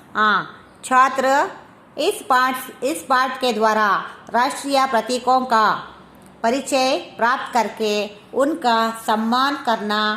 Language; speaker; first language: Hindi; non-native, local second language; Kannada